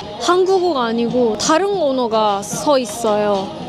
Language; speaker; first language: Korean; non-native, learner; Japanese